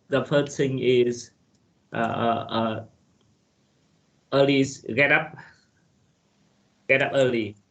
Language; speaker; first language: English; non-native, learner; Vietnamese